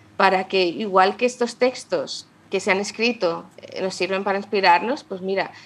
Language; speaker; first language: Spanish; native; Spanish